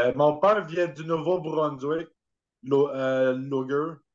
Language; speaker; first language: French; native; French